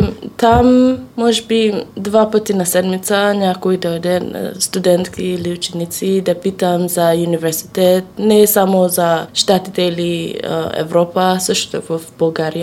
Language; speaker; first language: Bulgarian; non-native, learner; English